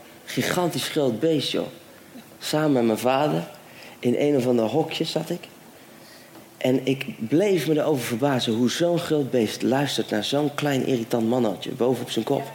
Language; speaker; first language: Dutch; native; Dutch